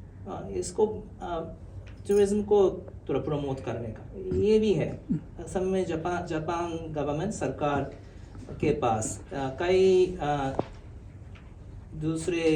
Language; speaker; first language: Hindi; non-native, fluent; Japanese